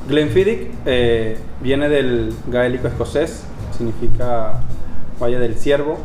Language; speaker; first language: Spanish; native; Spanish